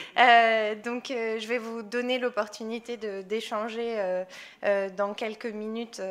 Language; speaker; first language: French; non-native, fluent; English